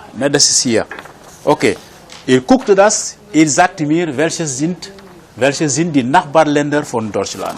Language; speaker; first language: German; non-native, fluent; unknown